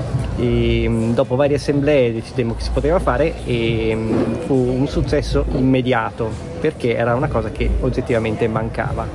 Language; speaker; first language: Italian; native; Italian